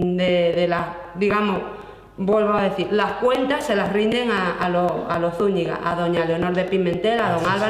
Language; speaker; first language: Spanish; native; Spanish